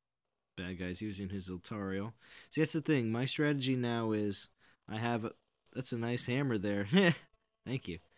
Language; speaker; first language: English; native; English